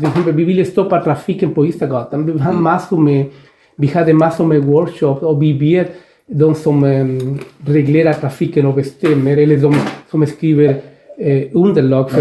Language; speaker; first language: Swedish; non-native, fluent; Spanish